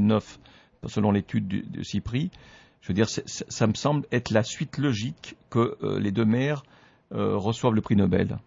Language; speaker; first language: French; native; French